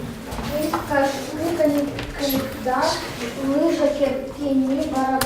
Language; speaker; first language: Kyrgyz; non-native, local second language; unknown